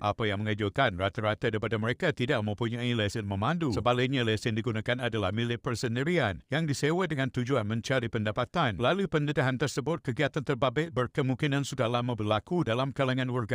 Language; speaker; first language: Malay; native; Malay